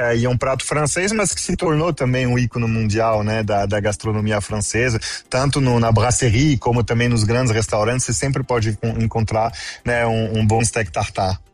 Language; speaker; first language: Portuguese; non-native, fluent; French